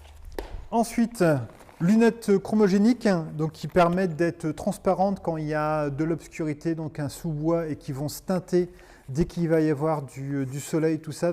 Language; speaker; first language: French; native; French